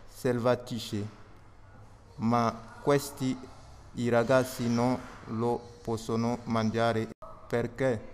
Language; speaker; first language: Italian; non-native, learner; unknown